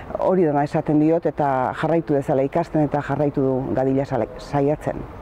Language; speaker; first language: Basque; native; Basque